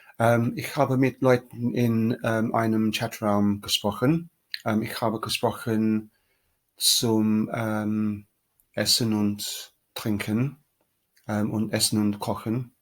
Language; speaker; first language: German; non-native, learner; English